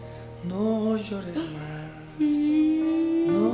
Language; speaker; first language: Spanish; native; Spanish